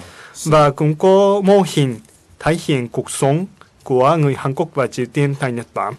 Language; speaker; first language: Vietnamese; non-native, fluent; Japanese